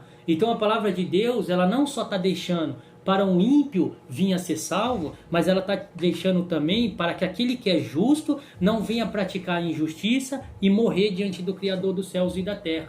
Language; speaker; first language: Portuguese; native; Portuguese